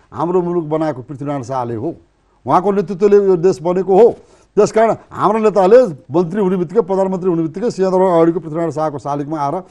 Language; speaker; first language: Nepali; native; Nepali